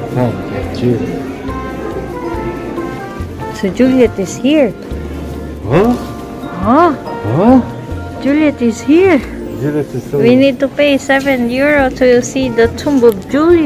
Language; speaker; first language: English; non-native, local second language; Filipino